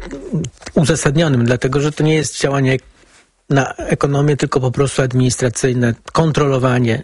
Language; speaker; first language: Polish; native; Polish